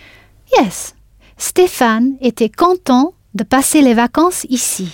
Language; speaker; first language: French; non-native, fluent; English